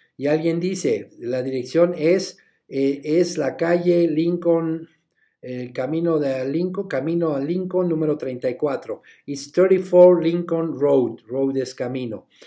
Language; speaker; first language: Spanish; native; Spanish